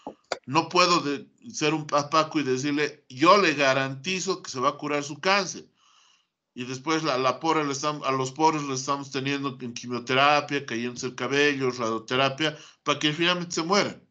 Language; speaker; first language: Spanish; native; Spanish